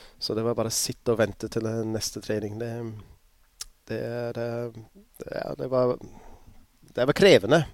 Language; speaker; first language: Norwegian; non-native, fluent; English